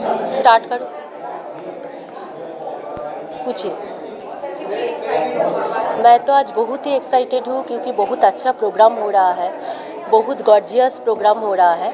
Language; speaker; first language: Hindi; non-native, local second language; Bangla